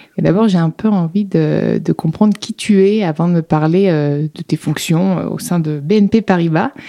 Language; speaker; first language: French; native; French